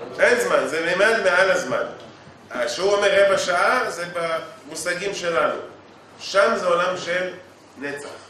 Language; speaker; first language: Hebrew; native; Hebrew